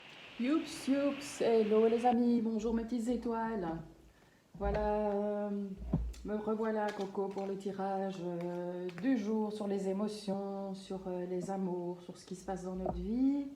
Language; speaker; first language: French; native; French